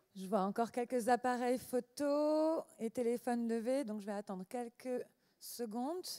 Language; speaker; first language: French; native; French